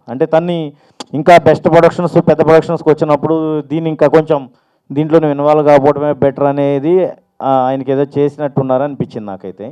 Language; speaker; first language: Telugu; native; Telugu